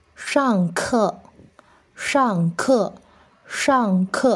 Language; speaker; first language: Chinese; non-native, fluent; Indonesian